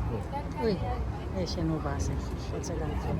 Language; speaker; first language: German; non-native, fluent; Filipino